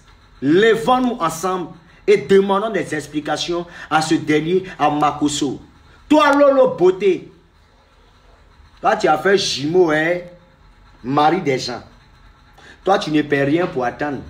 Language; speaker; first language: French; native; French